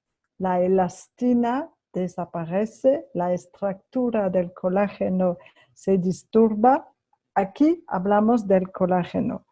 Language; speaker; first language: Spanish; non-native, fluent; French